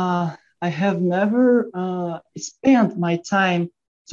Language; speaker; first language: English; non-native, fluent; Portuguese